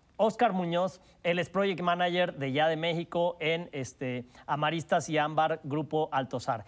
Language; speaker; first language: Spanish; native; Spanish